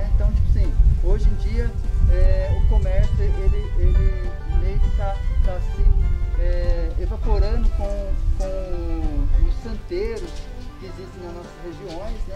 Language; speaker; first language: Portuguese; native; Portuguese